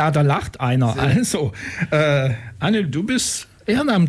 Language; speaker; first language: German; native; German